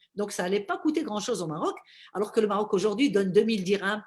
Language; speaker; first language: French; non-native, local second language; Arabic